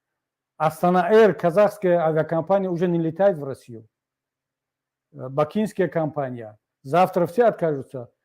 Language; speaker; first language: Russian; non-native, local second language; Tajik